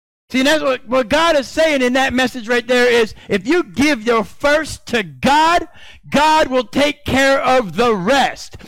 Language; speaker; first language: English; native; English